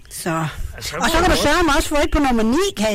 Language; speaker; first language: Danish; native; Danish